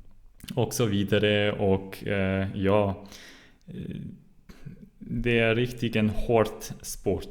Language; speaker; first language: Swedish; non-native, learner; German